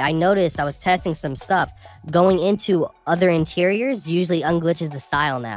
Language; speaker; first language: English; native; English